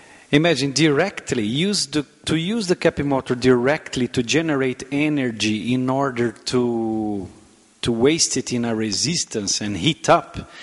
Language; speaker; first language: English; non-native, fluent; Portuguese